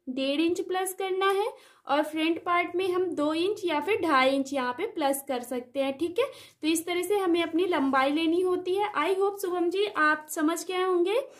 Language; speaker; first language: Hindi; native; Hindi